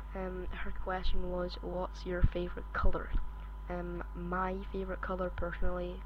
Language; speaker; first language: English; native; English